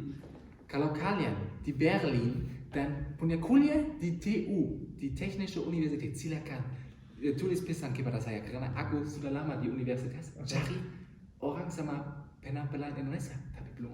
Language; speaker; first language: Indonesian; non-native, learner; German